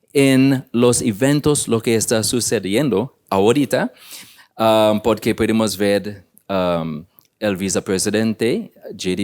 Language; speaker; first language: Spanish; non-native, learner; English